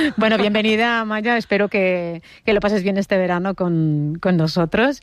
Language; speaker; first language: Spanish; native; Spanish